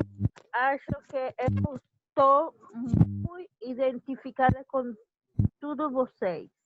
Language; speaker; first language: Portuguese; non-native, learner; Spanish